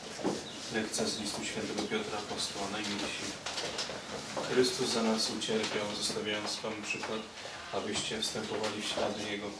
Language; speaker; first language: Polish; native; Polish